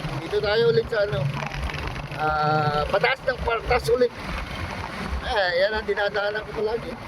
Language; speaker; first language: Filipino; native; Filipino